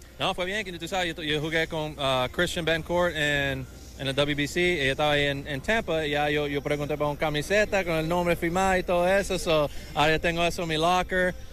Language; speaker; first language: Spanish; early bilingual, heritage; English